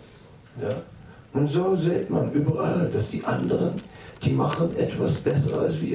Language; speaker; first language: German; non-native, fluent; Dutch